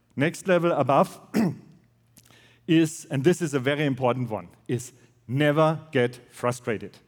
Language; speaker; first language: English; non-native, fluent; German